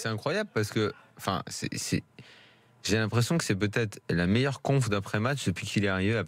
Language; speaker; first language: French; native; French